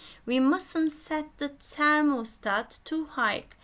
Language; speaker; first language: English; non-native, fluent; Turkish